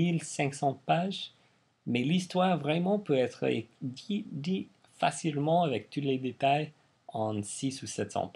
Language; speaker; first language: French; non-native, fluent; English